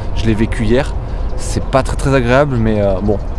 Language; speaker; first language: French; native; French